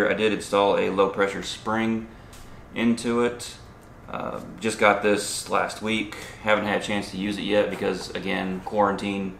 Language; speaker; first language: English; native; English